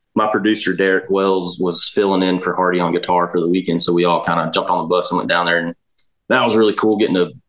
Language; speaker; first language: English; native; English